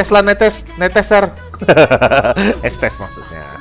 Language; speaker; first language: Indonesian; native; Indonesian